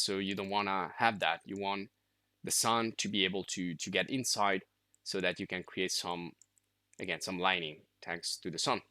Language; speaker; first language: English; non-native, fluent; Italian